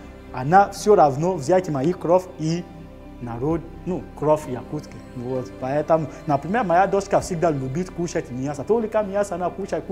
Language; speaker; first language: Russian; non-native, learner; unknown